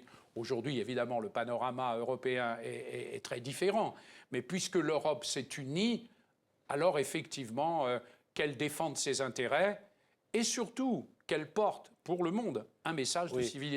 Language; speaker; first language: French; native; French